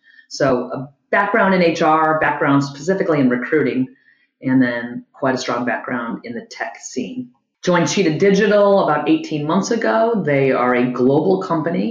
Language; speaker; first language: English; native; English